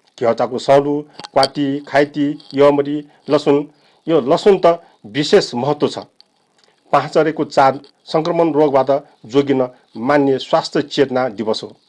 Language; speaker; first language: Nepali; non-native, local second language; Newari